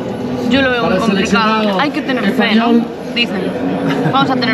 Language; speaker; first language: Spanish; native; Spanish